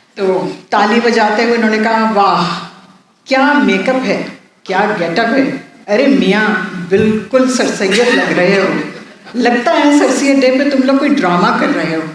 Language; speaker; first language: Urdu; native; Urdu